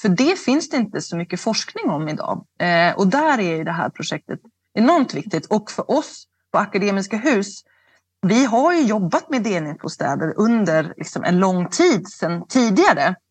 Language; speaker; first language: Swedish; native; Swedish